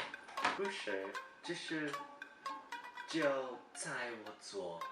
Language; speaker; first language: Chinese; non-native, learner; English